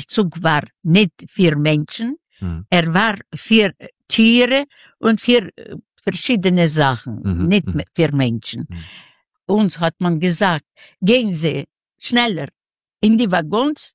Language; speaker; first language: German; non-native, learner; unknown